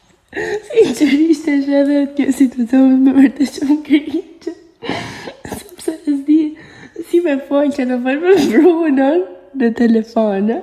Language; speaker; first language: Albanian; early bilingual, heritage; Albanian